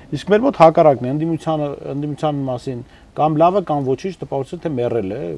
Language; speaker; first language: Armenian; native; Armenian